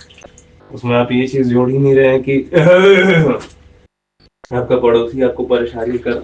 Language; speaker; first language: Hindi; native; Hindi